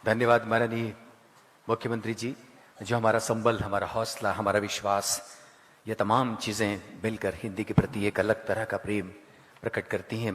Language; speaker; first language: Hindi; native; Hindi